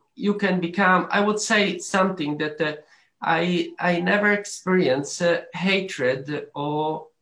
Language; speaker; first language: English; non-native, learner; Arabic